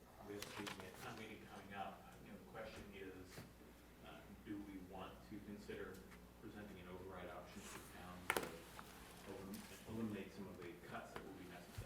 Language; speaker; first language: English; native; English